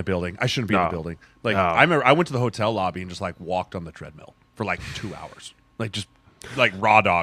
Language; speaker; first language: English; native; English